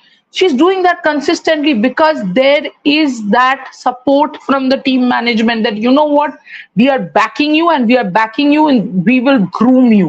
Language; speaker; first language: English; non-native, local second language; Hindi